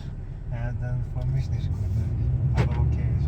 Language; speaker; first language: German; non-native, learner; Urdu